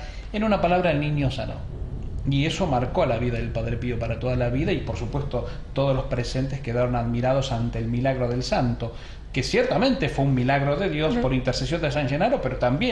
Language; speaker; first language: Spanish; native; Spanish